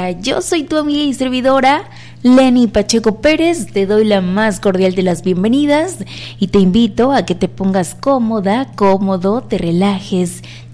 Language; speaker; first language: Spanish; native; Spanish